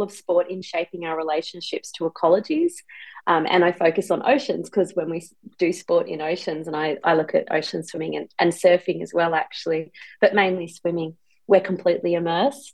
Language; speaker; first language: English; native; English